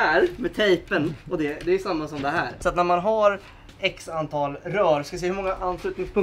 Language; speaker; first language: Swedish; native; Swedish